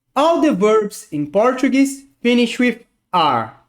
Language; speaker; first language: English; non-native, fluent; Portuguese